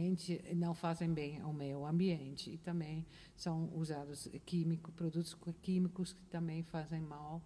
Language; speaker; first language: Portuguese; non-native, fluent; Dutch